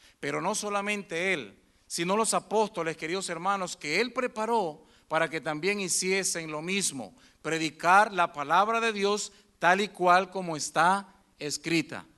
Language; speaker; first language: Spanish; native; Spanish